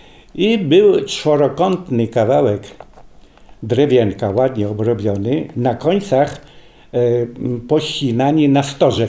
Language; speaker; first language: Polish; native; Polish